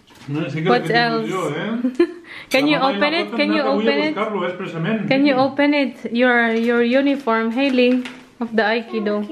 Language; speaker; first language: English; non-native, local second language; Filipino